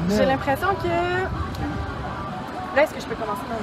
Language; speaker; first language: French; native; French